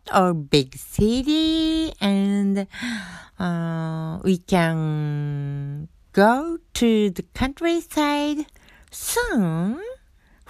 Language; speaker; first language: English; non-native, learner; Japanese